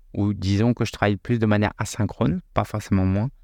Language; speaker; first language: French; native; French